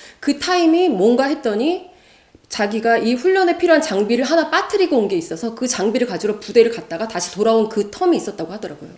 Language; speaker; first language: Korean; native; Korean